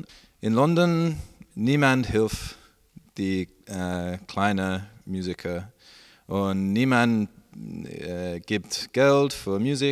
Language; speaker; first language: German; non-native, learner; English